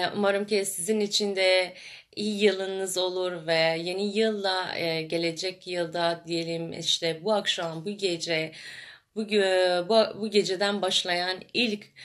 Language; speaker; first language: Turkish; non-native, fluent; Persian